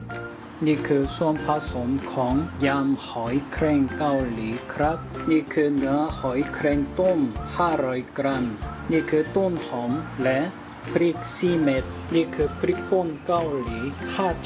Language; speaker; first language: Thai; non-native, learner; Korean